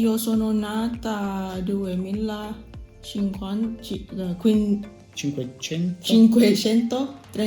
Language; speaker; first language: Italian; non-native, learner; Thai